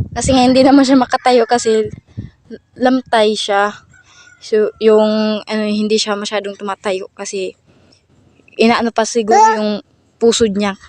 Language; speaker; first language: Filipino; non-native, local second language; Cebuano